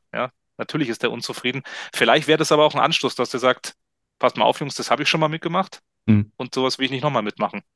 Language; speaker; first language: German; native; German